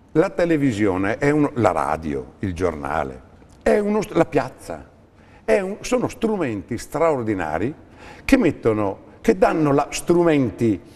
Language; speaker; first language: Italian; native; Italian